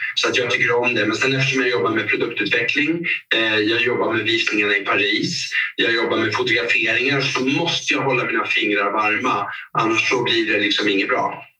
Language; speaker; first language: Swedish; native; Swedish